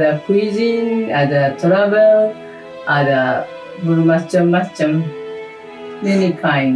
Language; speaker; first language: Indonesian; non-native, fluent; Japanese